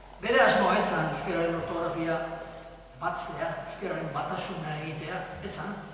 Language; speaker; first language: Basque; native; Basque